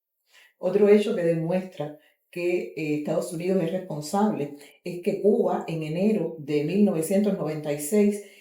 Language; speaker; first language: Spanish; native; Spanish